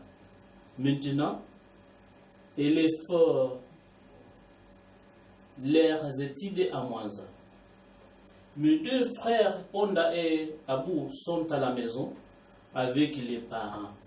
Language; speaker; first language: French; non-native, learner; Swahili